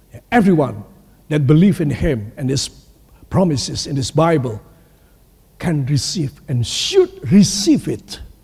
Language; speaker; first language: English; non-native, fluent; Indonesian